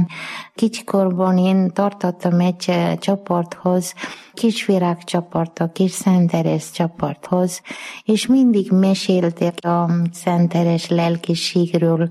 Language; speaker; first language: Hungarian; non-native, learner; Malayalam